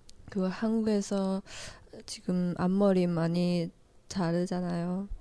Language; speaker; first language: Korean; non-native, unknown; Chinese